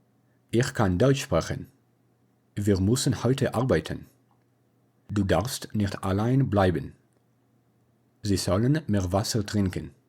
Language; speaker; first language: German; non-native, fluent; English